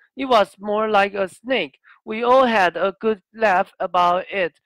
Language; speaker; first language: English; non-native, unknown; Chinese